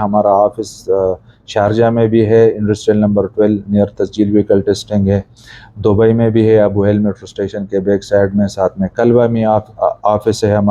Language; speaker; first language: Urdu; non-native, local second language; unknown